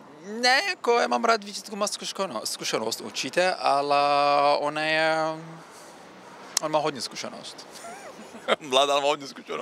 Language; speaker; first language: Czech; non-native, learner; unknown